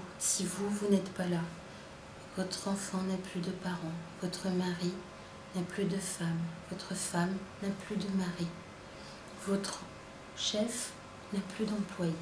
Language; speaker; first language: French; native; French